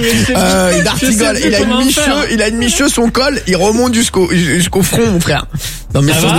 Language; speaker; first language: French; native; French